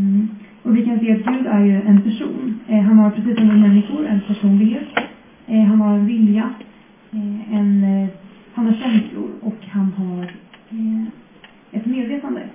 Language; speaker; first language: Swedish; native; Swedish